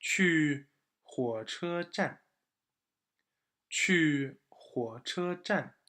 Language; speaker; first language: Chinese; non-native, fluent; English